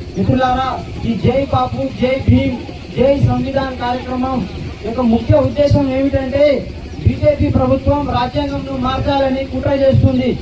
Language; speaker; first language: Telugu; native; Telugu